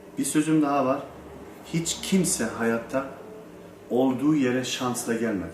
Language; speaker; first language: Turkish; early bilingual, heritage; Turkish